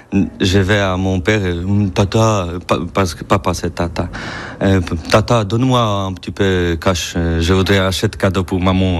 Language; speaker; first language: French; non-native, learner; Polish